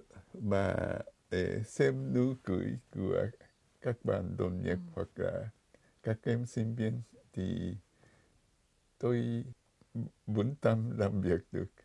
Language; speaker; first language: Vietnamese; non-native, fluent; Japanese